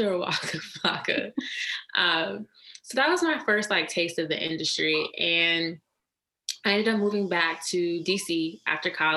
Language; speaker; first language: English; native; English